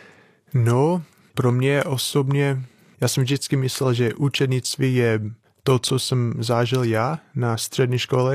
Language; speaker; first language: Czech; non-native, fluent; English